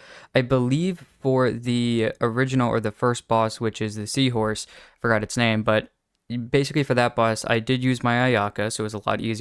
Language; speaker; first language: English; native; English